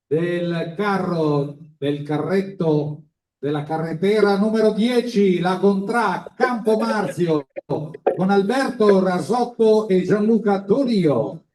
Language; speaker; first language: Italian; native; Italian